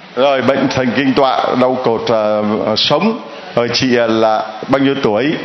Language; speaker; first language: Vietnamese; native; Vietnamese